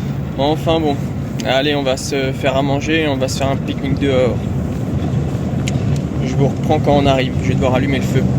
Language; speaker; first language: French; native; French